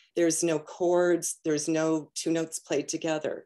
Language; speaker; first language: English; native; English